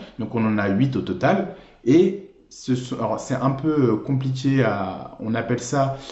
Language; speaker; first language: French; native; French